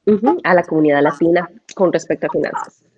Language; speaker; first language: Spanish; native; Spanish